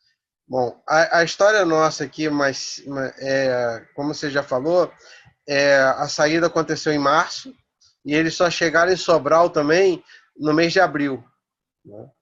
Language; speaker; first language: Portuguese; native; Portuguese